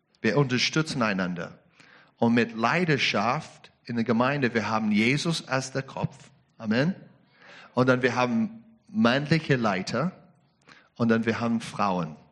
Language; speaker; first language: German; non-native, learner; English